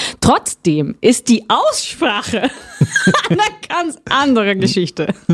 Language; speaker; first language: German; non-native, fluent; Portuguese